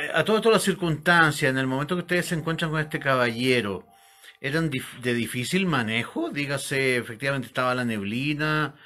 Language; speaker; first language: Spanish; native; Spanish